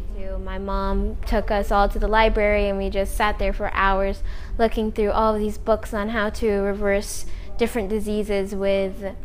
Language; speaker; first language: English; native; English